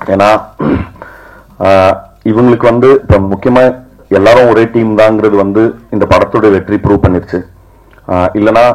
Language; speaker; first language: Tamil; native; Tamil